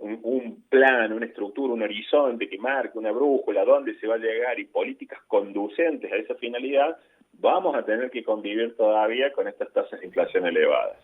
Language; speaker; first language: Spanish; native; Spanish